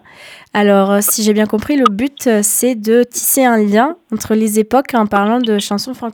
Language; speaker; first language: French; native; French